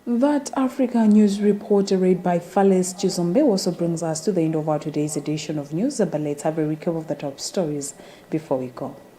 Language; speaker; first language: English; non-native, local second language; Nyanja